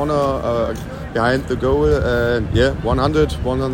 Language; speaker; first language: English; non-native, learner; German